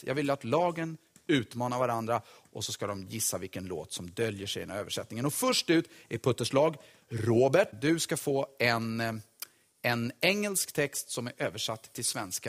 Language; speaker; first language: Swedish; native; Swedish